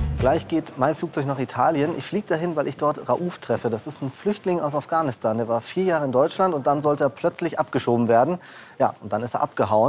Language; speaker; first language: German; native; German